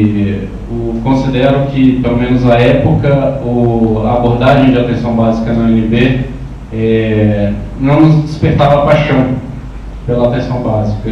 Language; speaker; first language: Portuguese; native; Portuguese